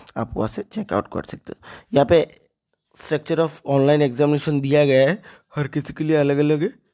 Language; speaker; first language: Hindi; non-native, local second language; Bangla